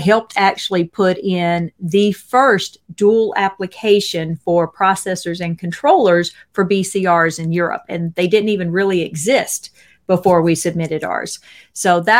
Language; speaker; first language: English; native; English